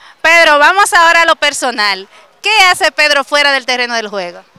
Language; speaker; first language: Spanish; native; Spanish